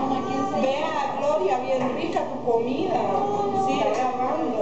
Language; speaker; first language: Spanish; native; Spanish